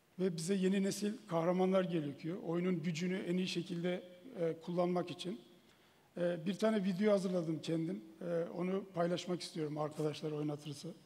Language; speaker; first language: Turkish; native; Turkish